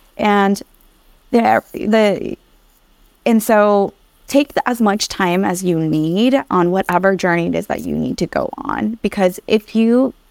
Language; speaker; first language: English; early bilingual, other home language; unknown